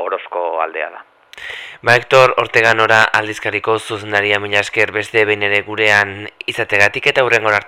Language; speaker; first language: Basque; native; Basque